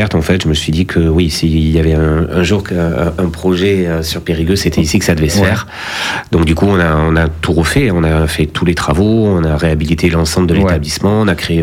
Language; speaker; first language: French; native; French